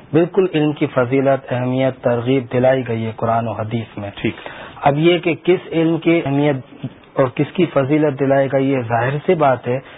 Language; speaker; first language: Urdu; native; Urdu